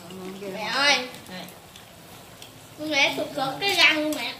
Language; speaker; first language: Vietnamese; native; Vietnamese